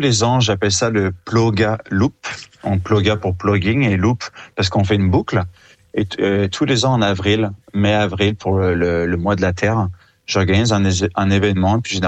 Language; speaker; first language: French; native; French